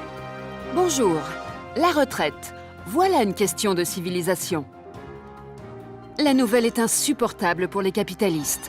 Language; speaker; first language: French; native; French